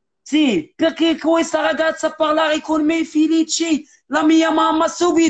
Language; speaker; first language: Italian; non-native, learner; Arabic